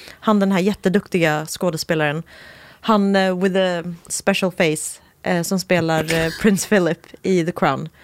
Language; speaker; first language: Swedish; native; Swedish